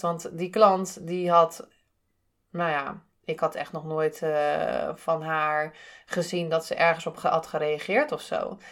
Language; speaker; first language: Dutch; native; Dutch